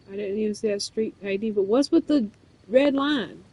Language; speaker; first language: English; native; English